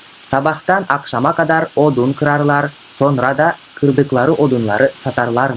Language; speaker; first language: Turkish; non-native, fluent; Kyrgyz